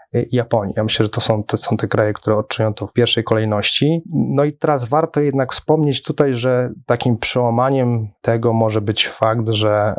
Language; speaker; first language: Polish; native; Polish